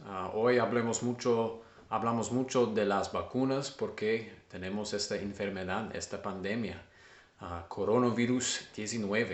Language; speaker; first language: Spanish; non-native, learner; English